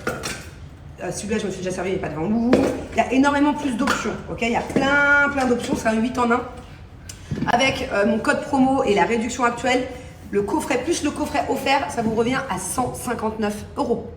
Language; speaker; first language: French; native; French